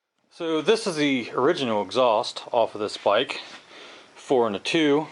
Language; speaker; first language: English; native; English